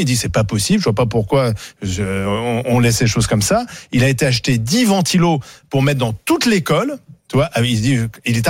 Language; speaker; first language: French; native; French